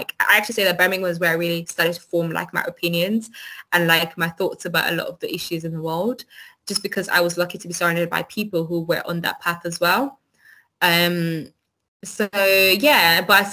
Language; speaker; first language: English; non-native, local second language; Yoruba